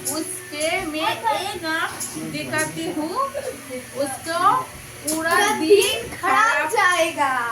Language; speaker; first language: Hindi; non-native, local second language; Bangla